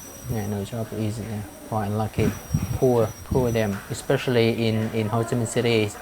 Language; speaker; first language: English; non-native, fluent; Vietnamese